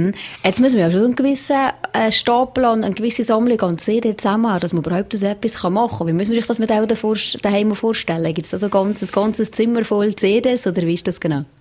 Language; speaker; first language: German; native; German